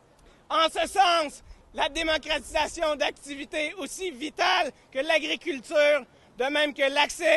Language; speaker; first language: French; native; French